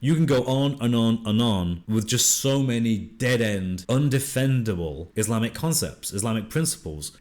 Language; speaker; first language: English; native; English